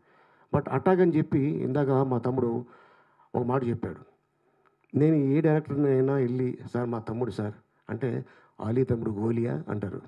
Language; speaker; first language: Telugu; native; Telugu